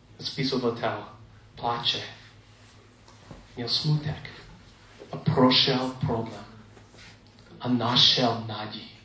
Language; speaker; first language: Czech; non-native, learner; English